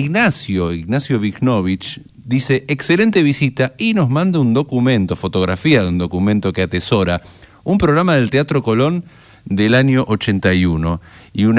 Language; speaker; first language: Spanish; native; Spanish